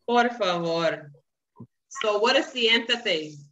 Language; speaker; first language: Spanish; non-native, learner; English